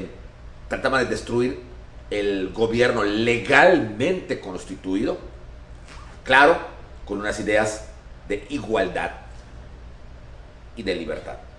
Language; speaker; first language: Spanish; native; Spanish